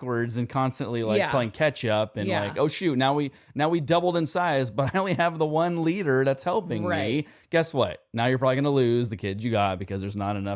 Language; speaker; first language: English; native; English